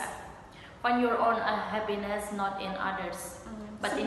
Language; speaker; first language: English; non-native, learner; Indonesian